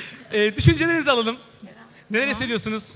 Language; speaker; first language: Turkish; native; Turkish